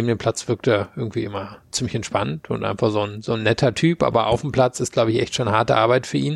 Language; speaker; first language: German; native; German